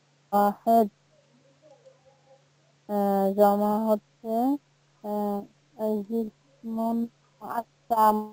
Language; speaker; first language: Arabic; non-native, learner; Bangla